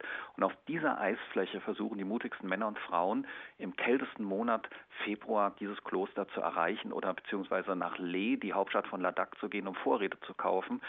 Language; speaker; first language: German; native; German